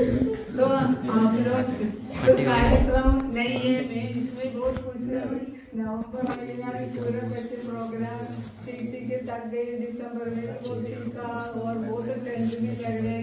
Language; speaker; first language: Hindi; non-native, local second language; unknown